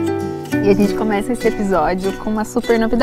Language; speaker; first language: Portuguese; native; Portuguese